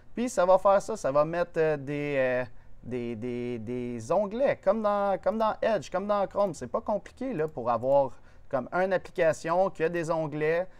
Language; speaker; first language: French; native; French